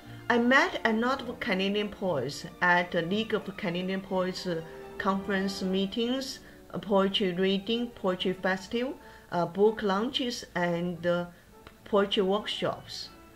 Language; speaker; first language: English; non-native, fluent; Chinese